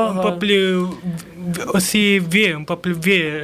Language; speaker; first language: French; non-native, learner; Italian